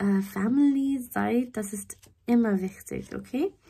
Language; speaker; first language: German; non-native, learner; English